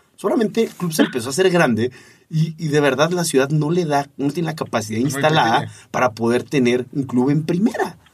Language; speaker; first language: Spanish; native; Spanish